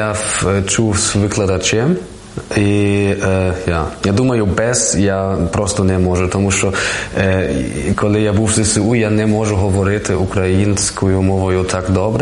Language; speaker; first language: Ukrainian; non-native, learner; German